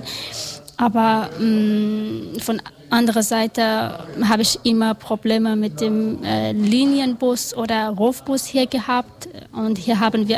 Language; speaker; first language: German; non-native, learner; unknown